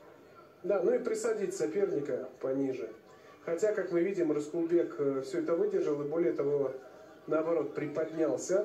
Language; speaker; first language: Russian; native; Russian